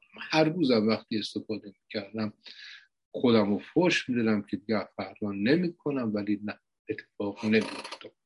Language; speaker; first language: Persian; native; Persian